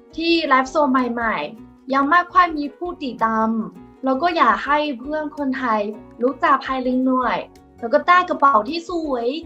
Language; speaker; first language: Thai; non-native, fluent; Chinese